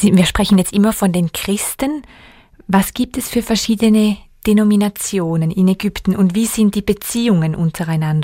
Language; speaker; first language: German; native; German